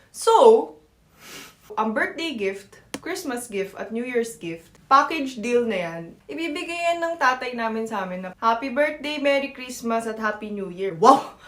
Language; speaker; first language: Filipino; native; Filipino